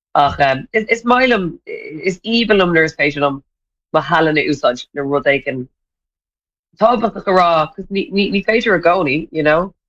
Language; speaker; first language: Irish; native; Irish